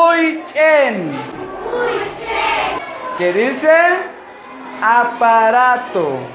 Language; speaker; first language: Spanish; non-native, local second language; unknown